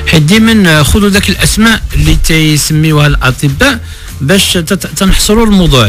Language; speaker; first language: Arabic; native; Arabic